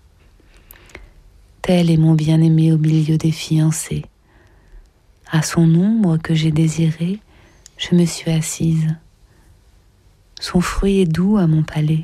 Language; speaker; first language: French; native; French